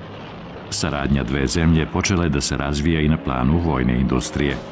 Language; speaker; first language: Bosnian; native; Bosnian